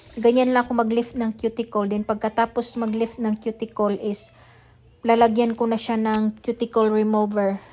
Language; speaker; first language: Filipino; non-native, local second language; Cebuano